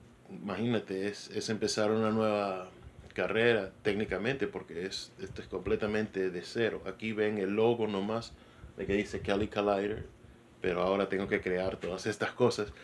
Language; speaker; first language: Spanish; early bilingual, heritage; Spanish